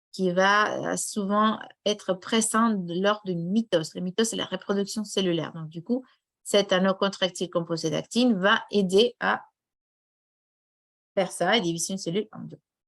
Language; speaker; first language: French; non-native, fluent; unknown